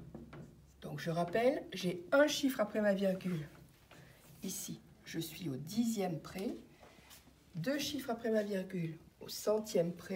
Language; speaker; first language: French; native; French